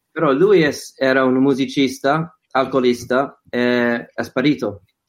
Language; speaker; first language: Italian; non-native, fluent; English